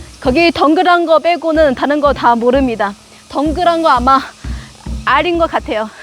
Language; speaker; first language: Korean; non-native, learner; Chinese